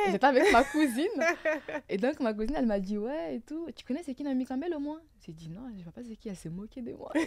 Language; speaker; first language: French; early bilingual, other home language; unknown